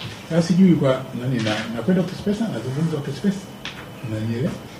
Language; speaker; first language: Swahili; native; Swahili